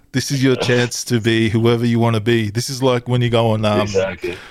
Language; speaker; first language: English; early bilingual, other home language; Tongan